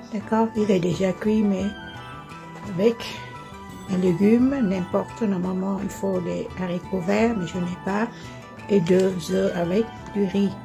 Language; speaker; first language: French; non-native, learner; Vietnamese